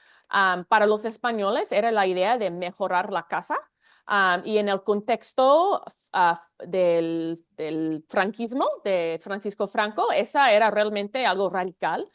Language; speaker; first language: Spanish; non-native, fluent; English